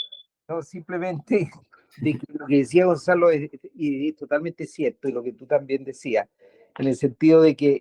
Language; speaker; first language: Spanish; native; Spanish